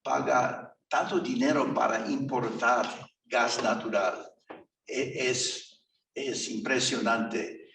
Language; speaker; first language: Spanish; non-native, fluent; English